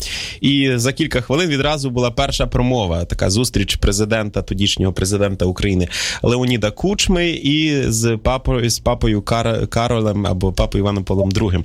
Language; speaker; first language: Ukrainian; native; Ukrainian